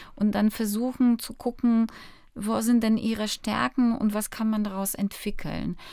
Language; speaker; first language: German; early bilingual, other home language; Polish